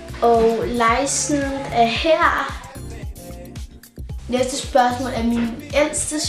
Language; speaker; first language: Danish; native; Danish